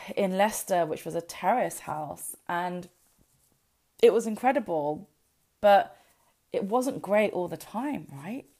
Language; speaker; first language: English; native; English